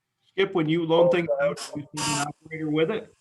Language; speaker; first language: English; native; English